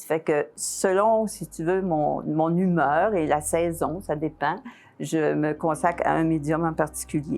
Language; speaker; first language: French; native; French